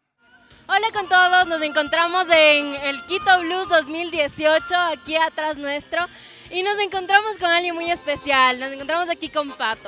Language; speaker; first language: Spanish; native; Spanish